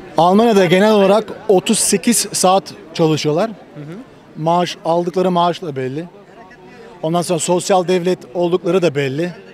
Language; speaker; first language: Turkish; native; Turkish